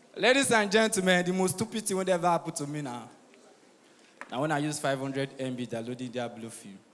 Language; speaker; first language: Nigerian Pidgin; native; Nigerian Pidgin